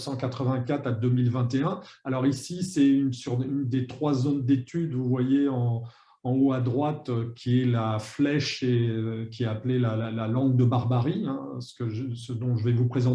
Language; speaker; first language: French; native; French